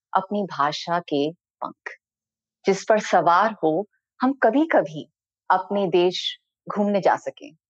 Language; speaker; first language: Hindi; native; Hindi